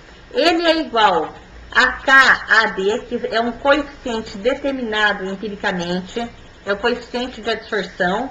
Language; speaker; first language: Portuguese; native; Portuguese